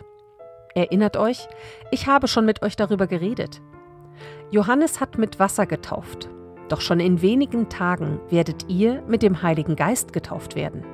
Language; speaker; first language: German; native; German